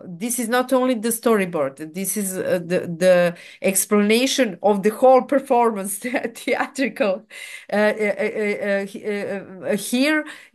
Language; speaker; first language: English; non-native, fluent; Serbian